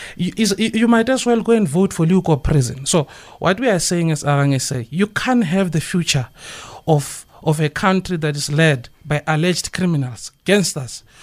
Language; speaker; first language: English; non-native, local second language; Northern Sotho